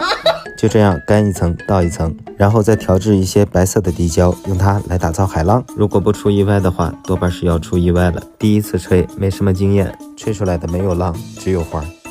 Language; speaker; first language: Chinese; native; Chinese